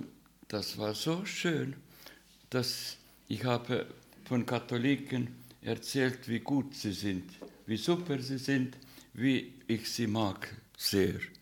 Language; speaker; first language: German; non-native, fluent; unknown